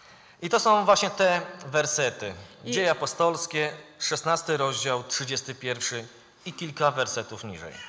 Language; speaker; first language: Polish; native; Polish